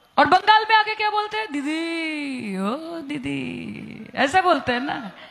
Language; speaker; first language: Hindi; non-native, local second language; Bangla